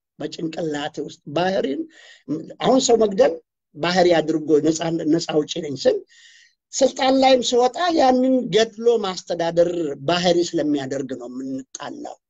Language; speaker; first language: Amharic; non-native, local second language; Oromo